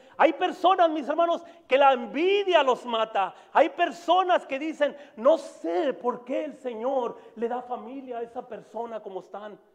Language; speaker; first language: Spanish; native; Spanish